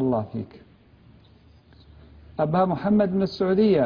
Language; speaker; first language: Arabic; native; Arabic